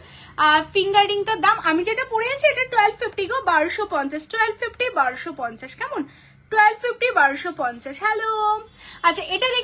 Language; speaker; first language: Bangla; native; Bangla